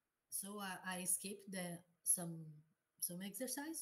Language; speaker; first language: English; non-native, learner; Portuguese